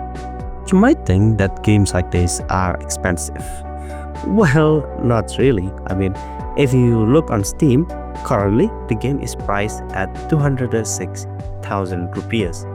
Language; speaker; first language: English; non-native, fluent; Indonesian